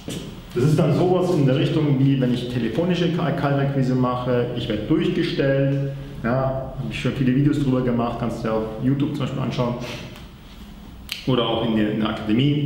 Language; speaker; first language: German; native; German